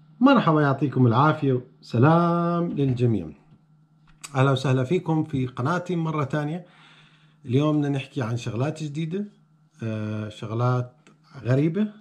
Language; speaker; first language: Arabic; native; Arabic